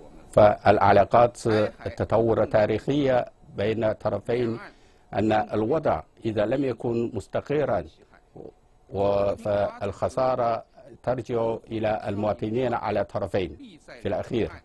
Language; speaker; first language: Arabic; non-native, fluent; Chinese